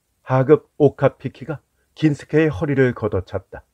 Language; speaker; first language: Korean; native; Korean